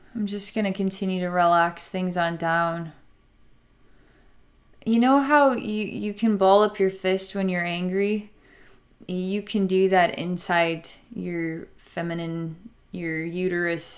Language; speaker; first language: English; native; English